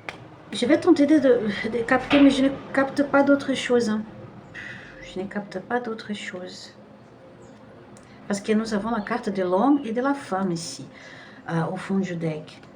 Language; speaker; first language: French; non-native, fluent; Portuguese